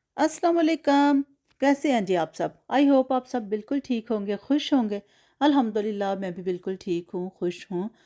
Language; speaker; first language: Urdu; non-native, local second language; Punjabi